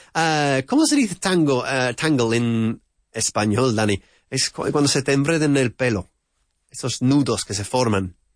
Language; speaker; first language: Spanish; non-native, fluent; English